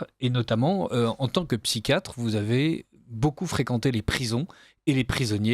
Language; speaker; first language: French; native; French